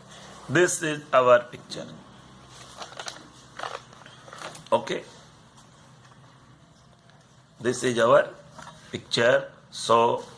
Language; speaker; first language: English; non-native, local second language; Hindi